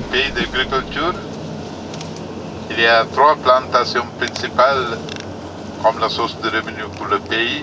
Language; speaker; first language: French; non-native, fluent; Sinhala